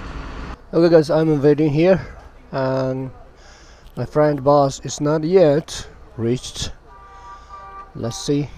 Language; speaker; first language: English; non-native, local second language; Tibetan